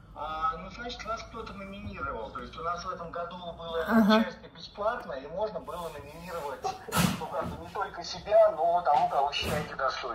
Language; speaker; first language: Russian; native; Russian